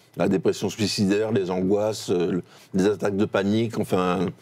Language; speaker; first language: French; native; French